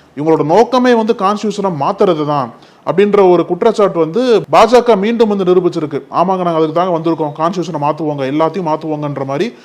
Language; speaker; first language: Tamil; native; Tamil